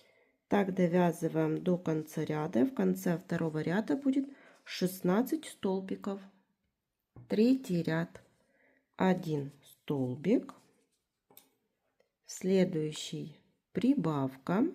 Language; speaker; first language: Russian; native; Russian